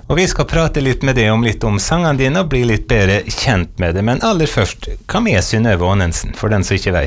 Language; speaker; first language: Norwegian; native; Norwegian